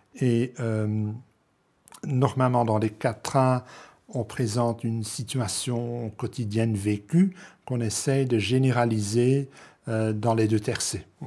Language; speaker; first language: French; non-native, local second language; Dutch